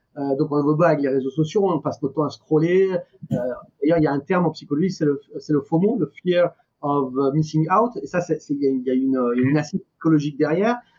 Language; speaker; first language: French; non-native, fluent; Persian